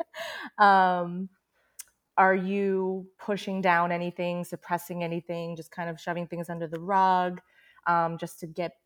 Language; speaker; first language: English; native; English